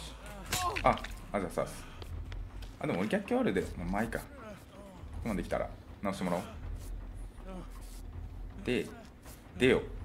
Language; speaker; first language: Japanese; native; Japanese